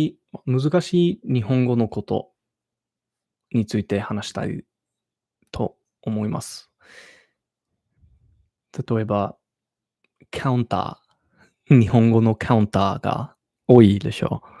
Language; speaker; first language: Japanese; non-native, learner; English